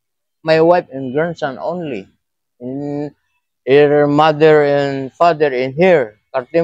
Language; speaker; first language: English; non-native, learner; Filipino